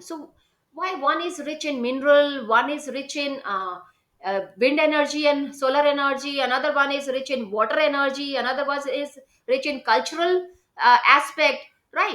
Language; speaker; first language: English; non-native, local second language; Hindi